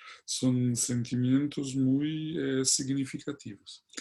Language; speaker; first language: Spanish; non-native, fluent; Portuguese